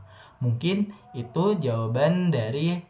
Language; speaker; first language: Indonesian; native; Indonesian